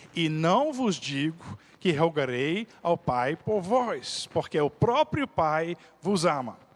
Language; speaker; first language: Portuguese; non-native, fluent; Dutch